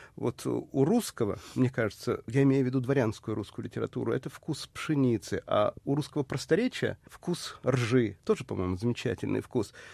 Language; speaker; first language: Russian; native; Russian